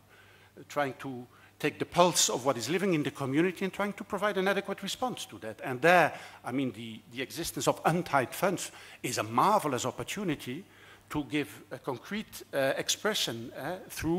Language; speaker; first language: English; non-native, fluent; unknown